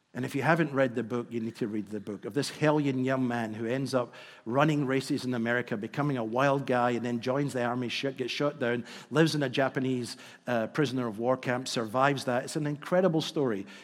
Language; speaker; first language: English; native; English